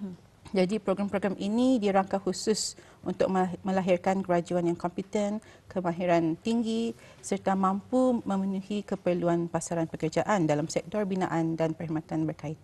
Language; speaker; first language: Malay; native; Malay